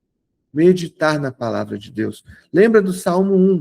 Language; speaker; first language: Portuguese; native; Portuguese